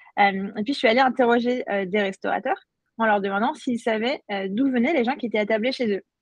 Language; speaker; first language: French; native; French